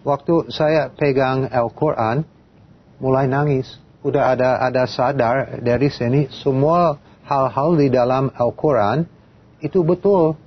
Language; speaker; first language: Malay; non-native, fluent; English